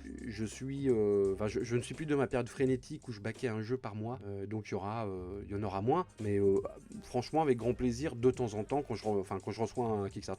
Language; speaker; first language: French; native; French